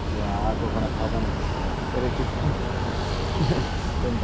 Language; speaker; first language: English; non-native, learner; Indonesian